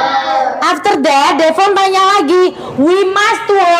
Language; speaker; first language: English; non-native, learner; Indonesian